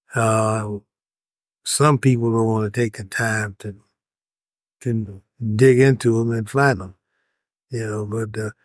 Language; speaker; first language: English; native; English